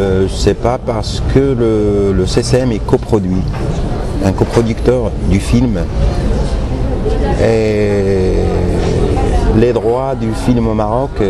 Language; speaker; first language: French; non-native, local second language; Arabic